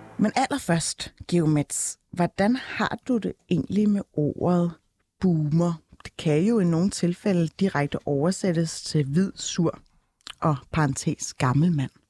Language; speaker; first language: Danish; early bilingual, other home language; Turkish